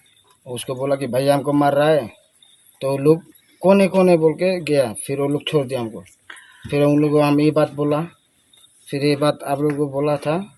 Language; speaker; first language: Hindi; non-native, local second language; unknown